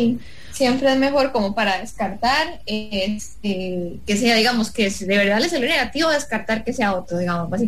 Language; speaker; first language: Spanish; native; Spanish